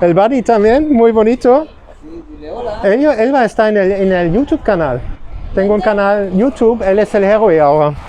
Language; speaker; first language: Spanish; non-native, learner; German